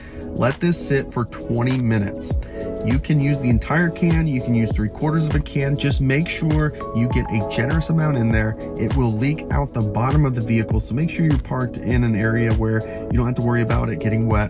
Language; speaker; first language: English; native; English